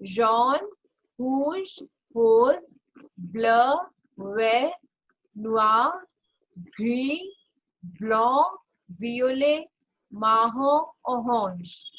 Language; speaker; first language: French; non-native, fluent; Hindi